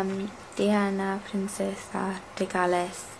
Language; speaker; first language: Spanish; non-native, learner; English